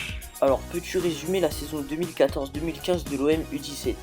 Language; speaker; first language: French; native; French